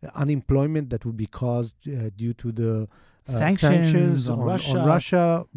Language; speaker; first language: English; non-native, fluent; Hebrew